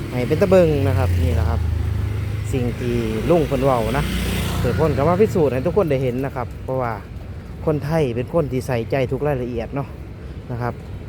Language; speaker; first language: Thai; native; Thai